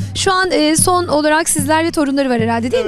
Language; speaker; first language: Turkish; native; Turkish